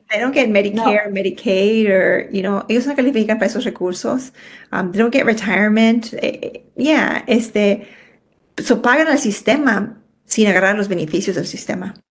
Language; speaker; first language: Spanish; early bilingual, heritage; Spanish